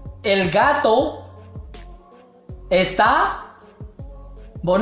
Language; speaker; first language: Spanish; native; Spanish